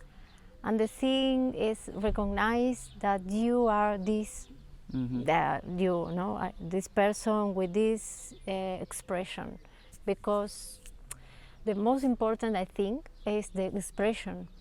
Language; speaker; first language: English; non-native, learner; Spanish